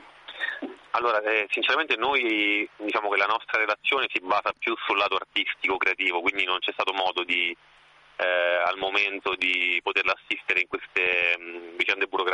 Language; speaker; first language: Italian; native; Italian